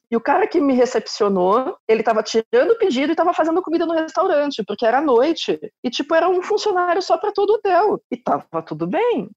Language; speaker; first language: Portuguese; native; Portuguese